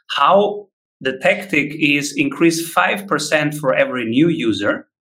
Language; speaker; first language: English; non-native, fluent; Italian